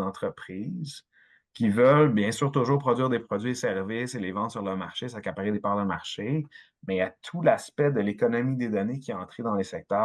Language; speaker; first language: French; native; French